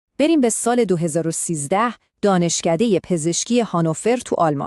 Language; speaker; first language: Persian; native; Persian